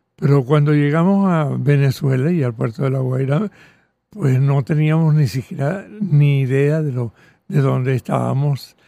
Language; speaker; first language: Spanish; early bilingual, other home language; Catalan